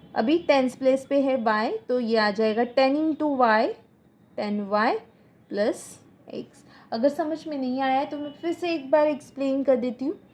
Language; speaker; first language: Hindi; non-native, local second language; Marathi